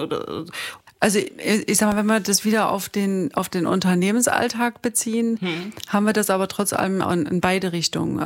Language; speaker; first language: German; native; German